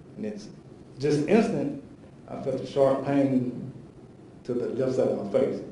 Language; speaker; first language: English; native; English